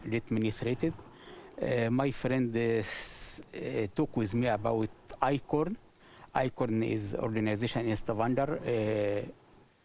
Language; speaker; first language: English; non-native, learner; Arabic